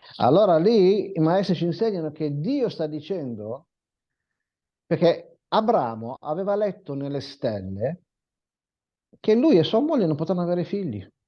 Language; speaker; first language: Italian; non-native, fluent; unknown